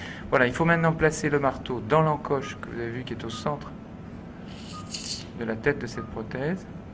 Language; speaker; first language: French; native; French